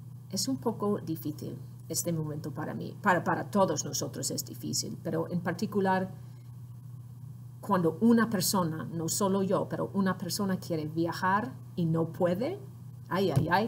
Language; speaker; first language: Spanish; non-native, fluent; English